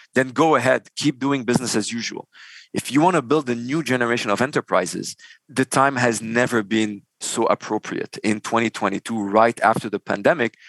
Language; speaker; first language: English; non-native, fluent; Arabic